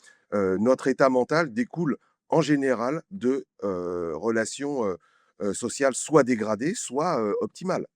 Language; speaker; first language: French; native; French